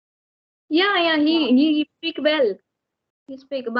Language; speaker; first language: English; non-native, learner; Marathi